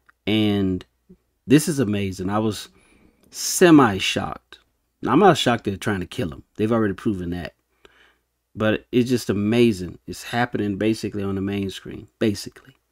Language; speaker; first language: English; native; English